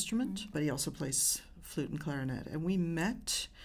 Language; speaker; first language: English; native; English